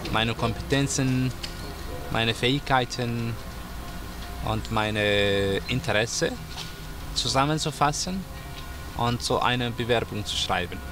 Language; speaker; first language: German; non-native, learner; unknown